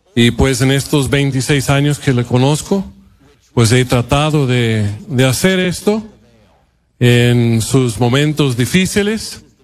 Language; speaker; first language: Spanish; non-native, fluent; English